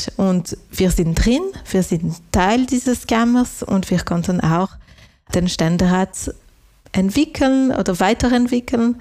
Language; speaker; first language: German; non-native, local second language; French